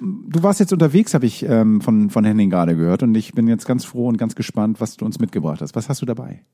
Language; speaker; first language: German; native; German